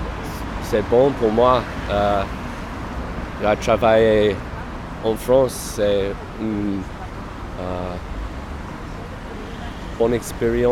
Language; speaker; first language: French; non-native, learner; English